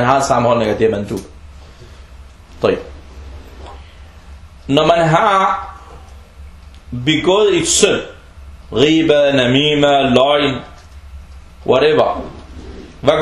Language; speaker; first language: Danish; early bilingual, other home language; Arabic